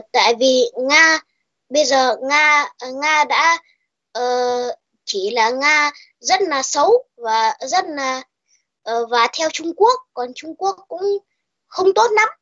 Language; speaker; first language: Vietnamese; early bilingual, heritage; Vietnamese